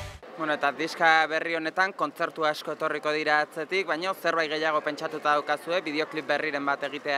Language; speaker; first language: Basque; native; Basque